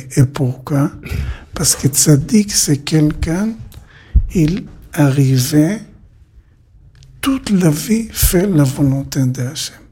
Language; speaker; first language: French; non-native, learner; Hebrew